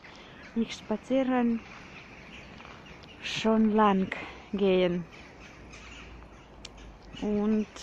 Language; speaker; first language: German; non-native, learner; Russian